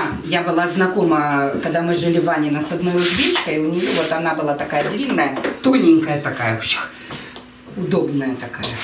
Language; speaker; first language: Russian; native; Russian